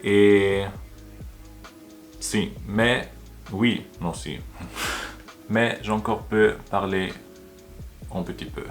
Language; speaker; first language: French; non-native, learner; German